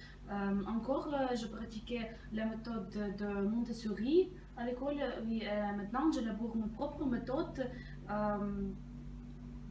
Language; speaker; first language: French; non-native, fluent; Russian